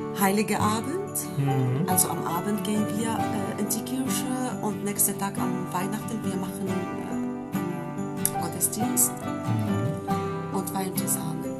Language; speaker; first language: German; non-native, learner; Arabic